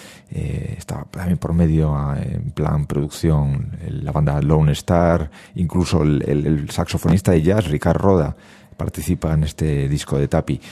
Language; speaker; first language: Spanish; native; Spanish